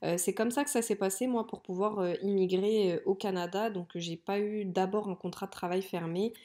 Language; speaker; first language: French; native; French